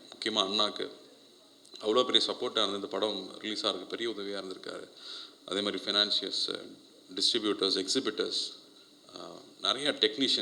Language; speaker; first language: Tamil; native; Tamil